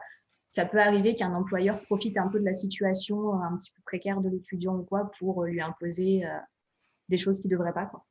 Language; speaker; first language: French; native; French